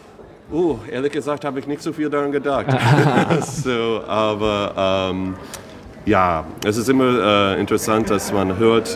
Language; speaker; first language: German; non-native, fluent; English